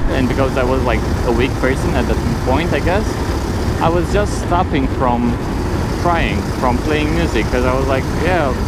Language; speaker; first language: English; non-native, fluent; Romanian